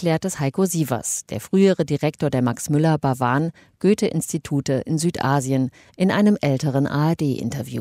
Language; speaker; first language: German; native; German